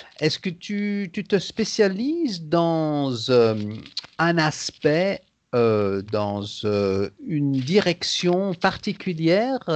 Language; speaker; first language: French; native; French